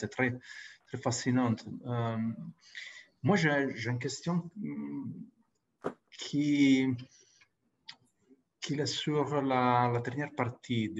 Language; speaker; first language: French; non-native, fluent; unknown